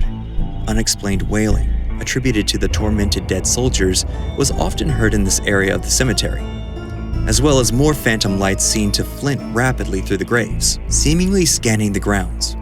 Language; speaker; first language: English; native; English